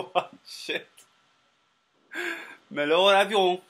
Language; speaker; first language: Portuguese; non-native, learner; Spanish